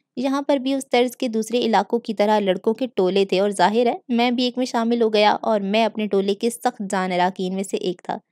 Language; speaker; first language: Urdu; native; Urdu